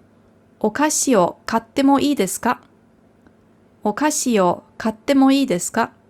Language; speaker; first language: Japanese; non-native, fluent; German